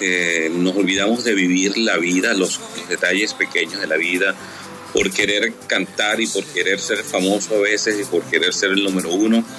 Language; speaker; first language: Spanish; native; Spanish